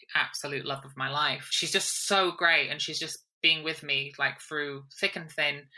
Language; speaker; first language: English; native; English